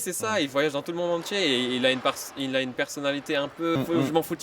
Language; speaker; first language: French; native; French